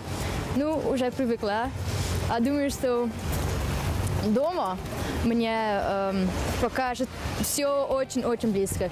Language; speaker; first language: Russian; non-native, learner; Dutch